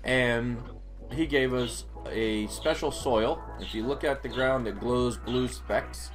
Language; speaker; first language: English; native; English